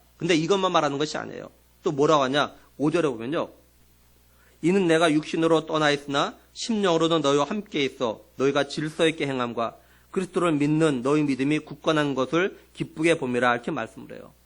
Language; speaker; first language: Korean; native; Korean